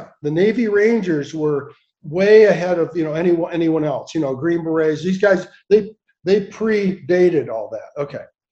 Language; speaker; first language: English; native; English